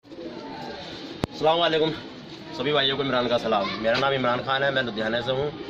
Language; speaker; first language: Hindi; non-native, local second language; Punjabi